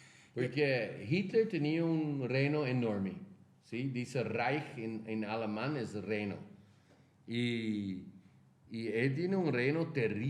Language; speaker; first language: Spanish; non-native, fluent; Portuguese